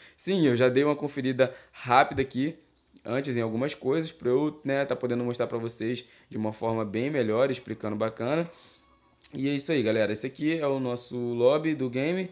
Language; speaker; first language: Portuguese; native; Portuguese